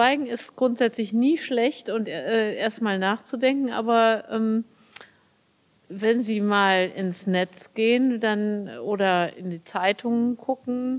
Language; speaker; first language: German; native; German